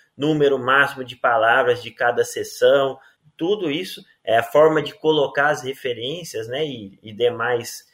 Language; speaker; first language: Portuguese; native; Portuguese